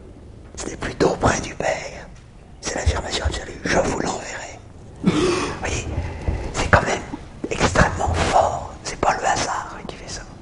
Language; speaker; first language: French; native; French